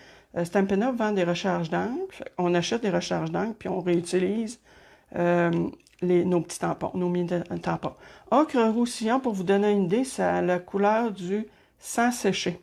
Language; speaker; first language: French; native; French